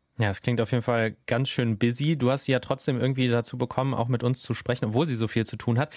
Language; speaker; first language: German; native; German